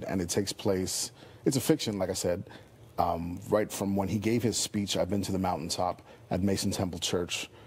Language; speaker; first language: English; native; English